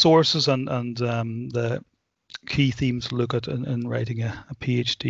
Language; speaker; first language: English; native; English